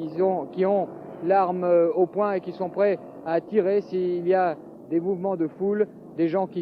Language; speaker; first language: French; native; French